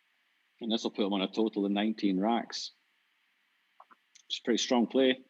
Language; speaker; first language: English; native; English